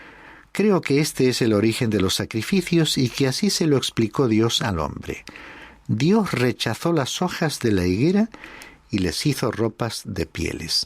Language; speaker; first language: Spanish; native; Spanish